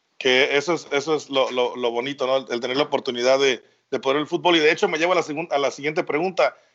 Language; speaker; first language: Spanish; native; Spanish